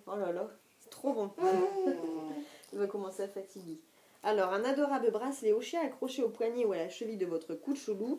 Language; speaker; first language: French; native; French